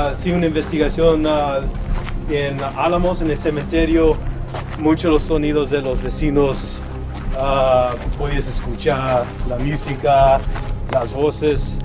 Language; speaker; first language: Spanish; early bilingual, heritage; Spanish